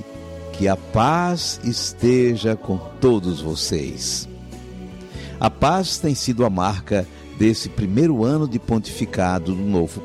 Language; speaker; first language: Portuguese; native; Portuguese